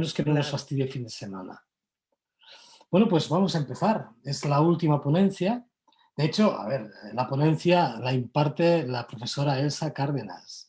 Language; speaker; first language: Spanish; non-native, local second language; Catalan